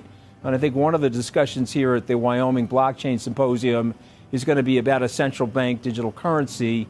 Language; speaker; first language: English; native; English